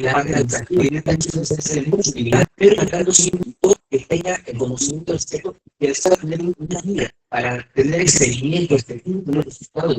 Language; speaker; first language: Spanish; native; Spanish